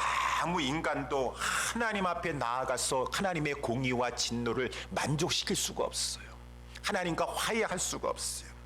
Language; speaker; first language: Korean; native; Korean